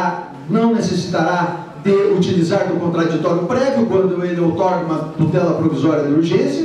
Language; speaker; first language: Portuguese; native; Portuguese